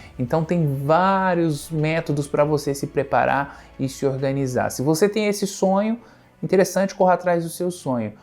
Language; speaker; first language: Portuguese; native; Portuguese